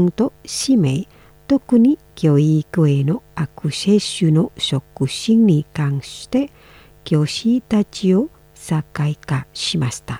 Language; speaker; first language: Japanese; non-native, fluent; Indonesian